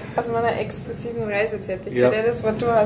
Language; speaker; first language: German; native; German